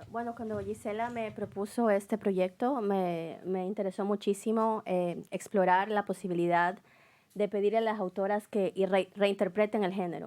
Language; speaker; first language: Spanish; native; Spanish